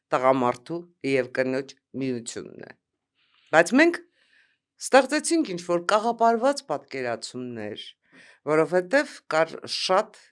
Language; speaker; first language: Armenian; native; Armenian